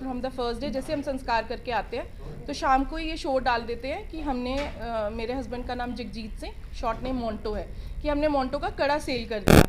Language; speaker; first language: Hindi; non-native, local second language; Punjabi